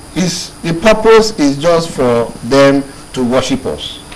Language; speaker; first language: English; non-native, local second language; Yoruba